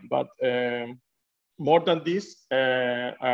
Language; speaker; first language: English; non-native, fluent; Spanish